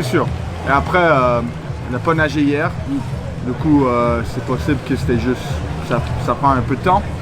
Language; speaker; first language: French; non-native, fluent; English